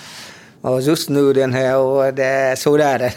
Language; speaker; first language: Swedish; non-native, learner; Vietnamese